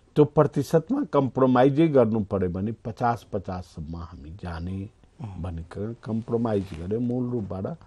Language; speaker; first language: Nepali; non-native, local second language; Maithili